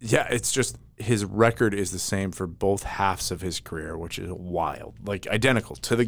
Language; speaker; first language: English; native; English